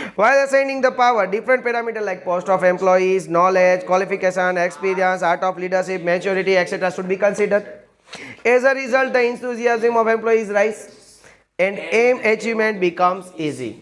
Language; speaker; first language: English; non-native, local second language; Gujarati